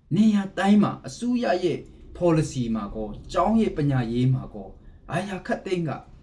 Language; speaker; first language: Burmese; non-native, local second language; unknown